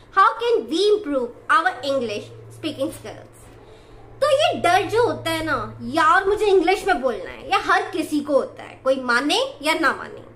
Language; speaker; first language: Hindi; native; Hindi